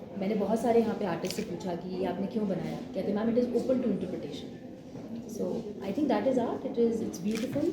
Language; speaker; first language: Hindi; native; Hindi